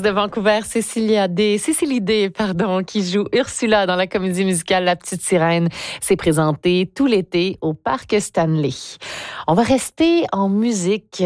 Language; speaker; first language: French; native; French